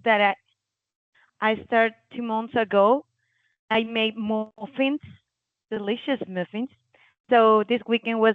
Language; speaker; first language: English; non-native, learner; Spanish